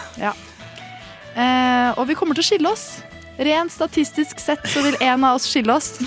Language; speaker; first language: Norwegian; native; Norwegian